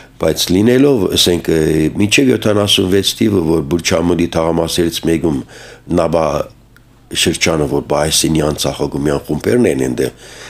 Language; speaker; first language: Armenian; early bilingual, heritage; Armenian